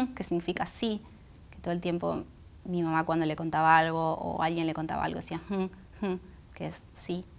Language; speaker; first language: Spanish; non-native, local second language; Guarani